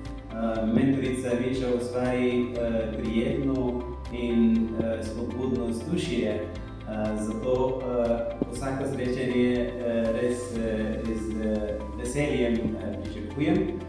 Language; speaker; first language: Slovenian; non-native, fluent; Arabic